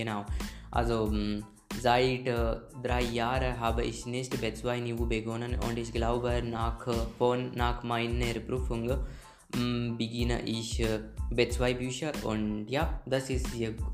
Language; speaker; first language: German; non-native, learner; Hindi